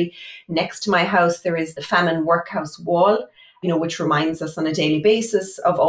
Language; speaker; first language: English; native; English